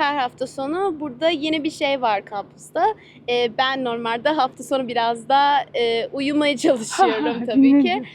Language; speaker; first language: Turkish; early bilingual, heritage; Turkish